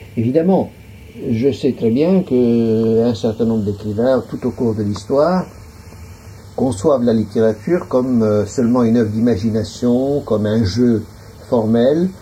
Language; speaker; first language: French; non-native, local second language; Arabic